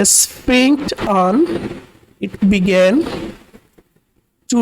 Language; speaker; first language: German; non-native, fluent; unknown